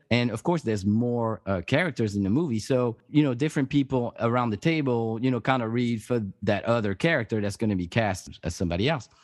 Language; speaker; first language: English; non-native, fluent; French